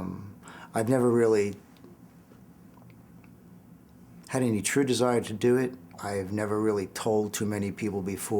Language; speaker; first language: English; native; English